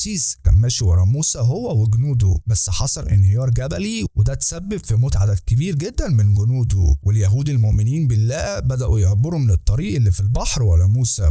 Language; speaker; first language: Arabic; native; Arabic